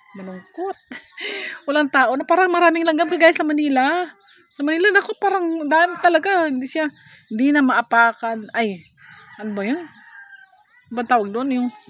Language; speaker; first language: Filipino; non-native, local second language; Hiligaynon